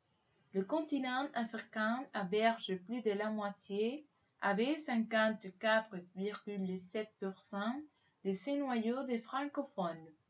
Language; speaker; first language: French; non-native, learner; Spanish